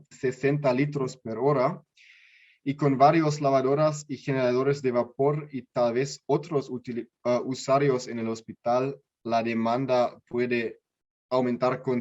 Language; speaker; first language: Spanish; non-native, learner; German